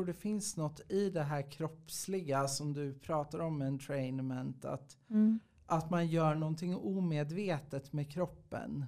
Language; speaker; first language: Swedish; native; Swedish